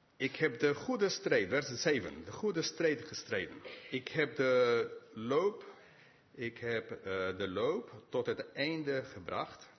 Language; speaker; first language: Dutch; non-native, fluent; English